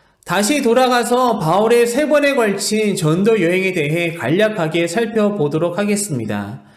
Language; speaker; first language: Korean; native; Korean